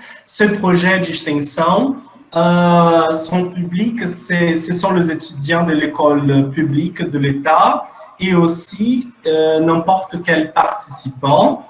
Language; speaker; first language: French; non-native, fluent; Portuguese